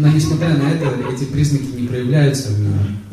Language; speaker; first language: Russian; native; Russian